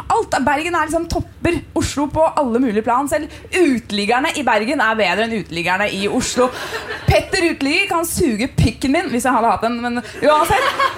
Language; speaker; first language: Norwegian; early bilingual, other home language; Turkish